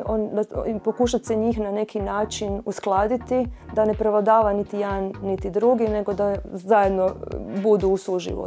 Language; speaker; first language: Croatian; native; Croatian